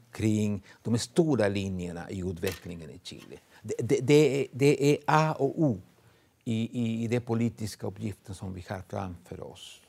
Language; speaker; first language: Swedish; non-native, fluent; Spanish